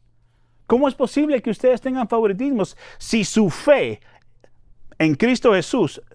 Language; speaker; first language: Spanish; native; Spanish